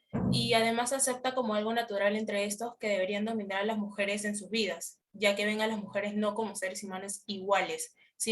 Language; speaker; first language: Spanish; native; Spanish